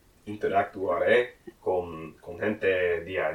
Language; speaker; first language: Spanish; non-native, learner; English